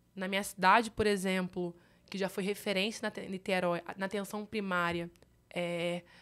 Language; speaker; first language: Portuguese; native; Portuguese